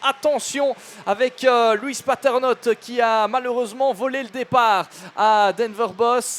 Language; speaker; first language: French; native; French